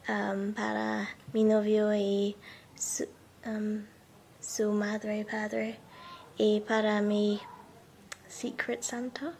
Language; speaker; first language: Spanish; non-native, learner; English